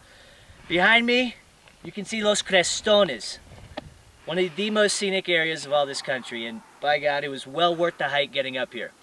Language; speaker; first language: English; native; English